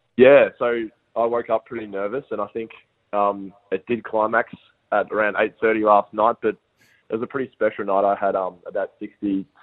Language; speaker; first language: English; native; English